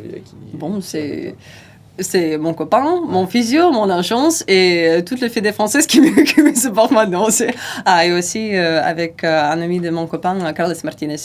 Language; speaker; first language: French; non-native, fluent; Russian